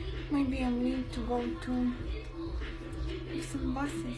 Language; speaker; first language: English; non-native, learner; Russian